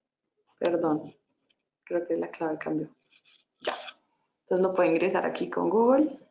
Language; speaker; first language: Spanish; native; Spanish